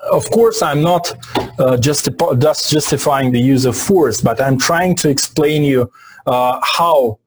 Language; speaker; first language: English; non-native, fluent; Russian